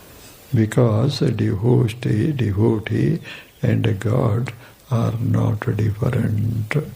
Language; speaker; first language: English; non-native, local second language; Kannada